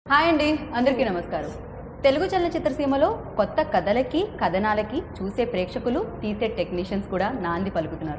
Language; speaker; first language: Telugu; native; Telugu